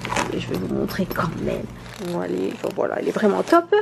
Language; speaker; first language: French; native; French